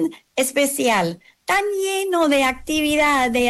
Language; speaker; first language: Spanish; non-native, learner; English